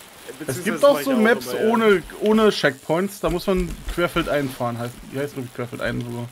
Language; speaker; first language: German; native; German